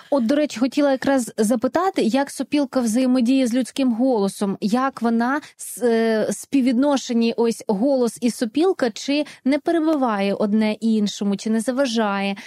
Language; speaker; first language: Ukrainian; native; Ukrainian